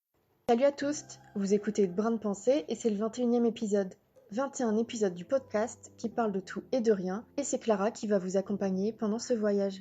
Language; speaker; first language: French; native; French